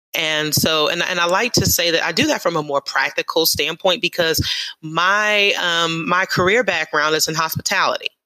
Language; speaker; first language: English; native; English